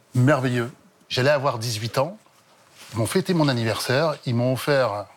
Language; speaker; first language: French; native; French